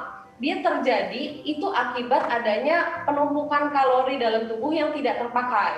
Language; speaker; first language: Indonesian; native; Indonesian